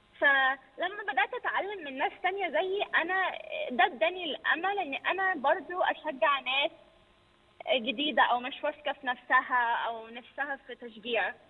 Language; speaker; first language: Arabic; early bilingual, heritage; Arabic